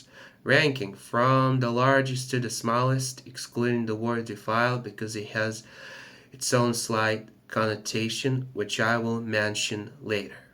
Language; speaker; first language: English; non-native, fluent; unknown